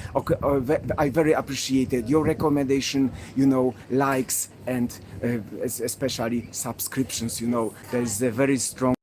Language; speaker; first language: English; non-native, learner; Polish